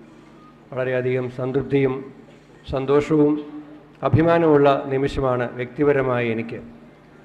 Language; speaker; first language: Malayalam; native; Malayalam